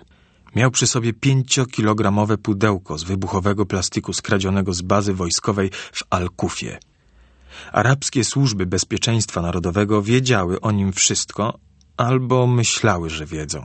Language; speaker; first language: Polish; native; Polish